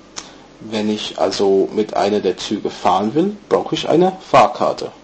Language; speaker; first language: German; non-native, fluent; English